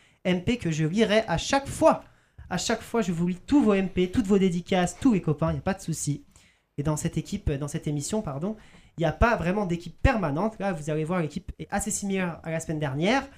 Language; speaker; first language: French; native; French